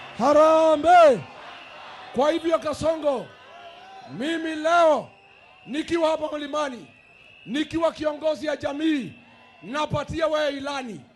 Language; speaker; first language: Swahili; non-native, local second language; Kikuyu